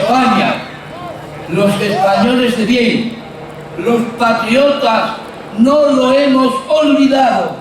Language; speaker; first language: Spanish; native; Spanish